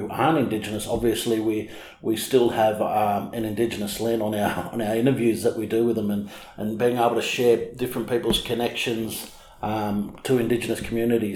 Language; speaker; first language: English; native; English